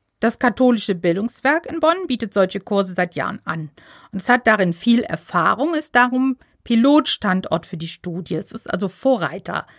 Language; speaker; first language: German; native; German